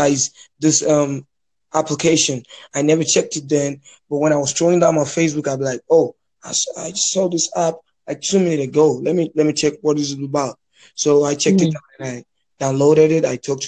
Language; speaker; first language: English; non-native, local second language; Yoruba